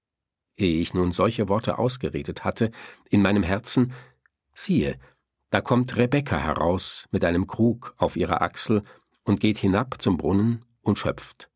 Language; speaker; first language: German; native; German